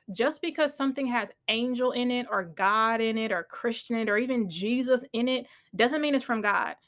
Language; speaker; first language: English; native; English